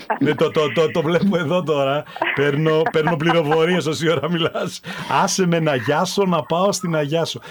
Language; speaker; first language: Greek; native; Greek